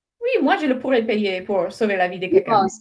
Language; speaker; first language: French; non-native, fluent; English